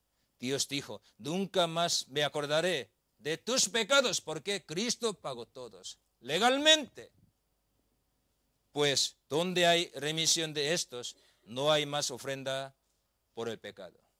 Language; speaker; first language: Spanish; non-native, learner; Korean